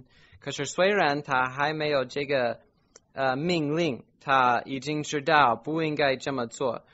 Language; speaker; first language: Chinese; non-native, fluent; English